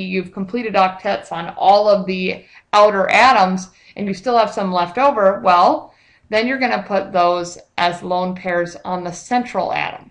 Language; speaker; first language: English; native; English